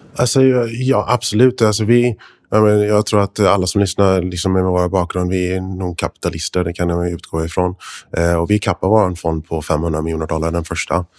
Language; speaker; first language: Swedish; non-native, fluent; English